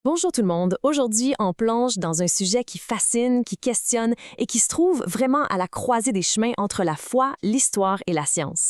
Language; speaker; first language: French; native; French